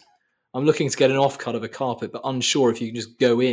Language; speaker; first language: English; native; English